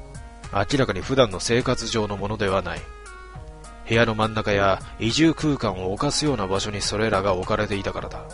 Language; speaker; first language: Japanese; native; Japanese